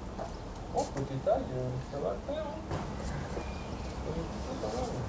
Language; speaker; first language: French; native; French